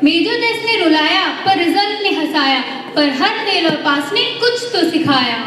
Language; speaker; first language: Hindi; native; Hindi